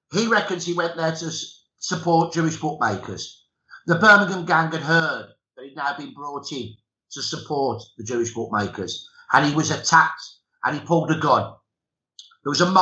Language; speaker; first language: English; native; English